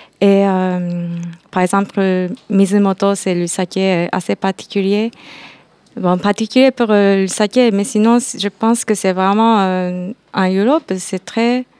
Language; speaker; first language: French; non-native, fluent; Japanese